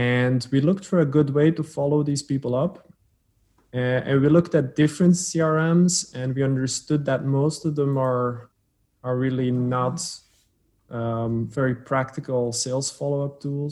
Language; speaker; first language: English; non-native, fluent; Dutch